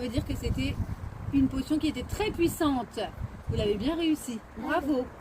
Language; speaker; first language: French; native; French